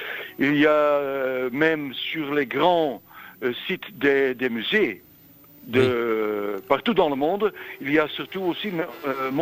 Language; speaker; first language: French; non-native, local second language; Dutch